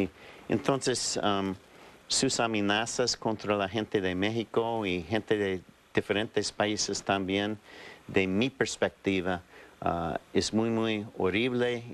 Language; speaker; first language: Spanish; non-native, fluent; English